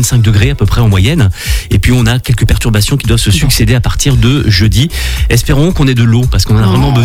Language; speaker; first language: French; native; French